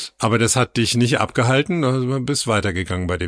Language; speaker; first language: German; native; German